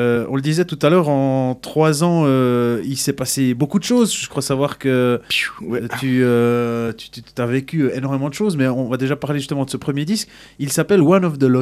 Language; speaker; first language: French; native; French